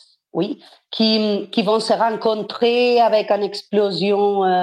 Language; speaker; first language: French; non-native, fluent; Spanish